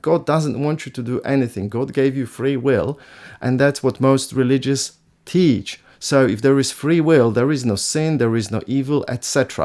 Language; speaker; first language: English; non-native, fluent; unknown